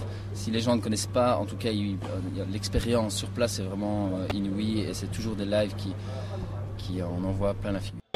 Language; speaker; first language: French; native; French